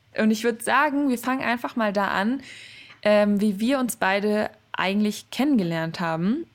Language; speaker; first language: German; native; German